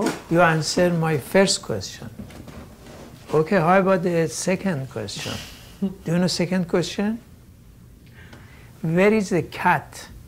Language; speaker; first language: English; non-native, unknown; Persian